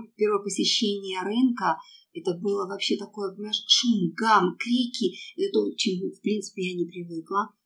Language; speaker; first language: Russian; native; Russian